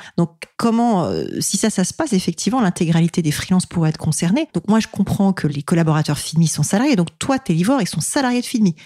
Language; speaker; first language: French; native; French